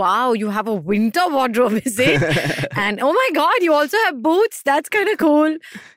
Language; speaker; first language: English; non-native, local second language; Hindi